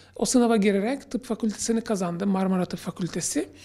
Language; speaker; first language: Turkish; non-native, fluent; Arabic